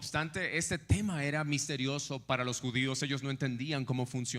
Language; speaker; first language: Spanish; native; Spanish